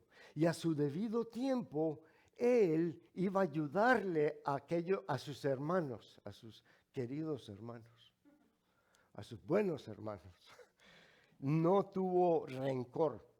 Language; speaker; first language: Spanish; native; Spanish